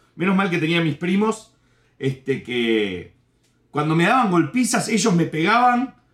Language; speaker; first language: Spanish; native; Spanish